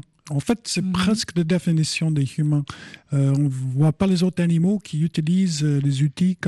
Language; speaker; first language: French; non-native, fluent; English